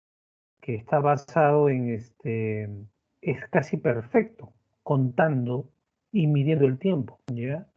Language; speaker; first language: Spanish; native; Spanish